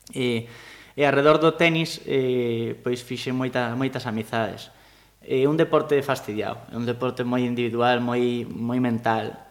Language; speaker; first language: Galician; native; Galician